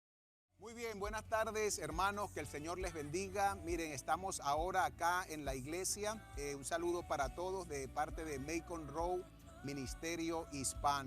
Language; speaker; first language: Spanish; native; Spanish